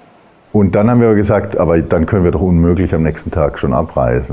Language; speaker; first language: German; native; German